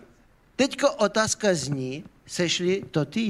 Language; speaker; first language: Czech; non-native, fluent; Ukrainian